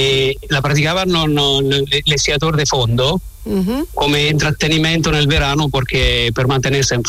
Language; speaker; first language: Spanish; non-native, learner; Italian